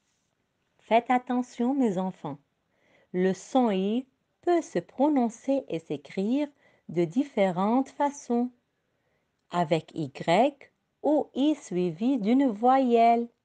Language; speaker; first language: French; non-native, local second language; Arabic